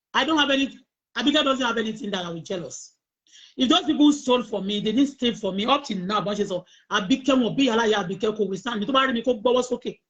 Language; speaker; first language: English; non-native, local second language; Yoruba